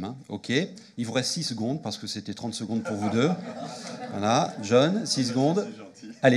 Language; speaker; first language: French; native; French